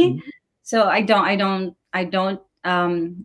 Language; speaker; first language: English; non-native, local second language; Filipino